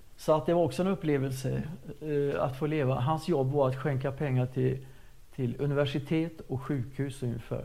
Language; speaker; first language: Swedish; native; Swedish